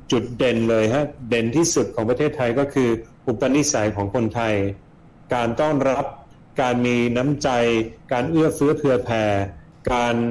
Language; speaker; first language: Thai; early bilingual, other home language; Swedish